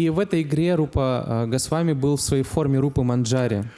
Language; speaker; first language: Russian; native; Russian